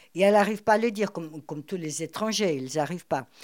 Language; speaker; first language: French; non-native, fluent; Portuguese